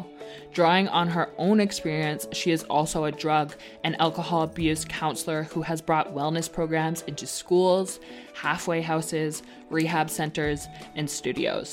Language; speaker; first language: English; native; English